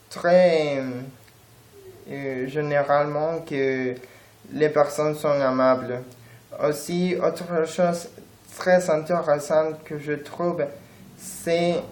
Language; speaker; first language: French; non-native, learner; Spanish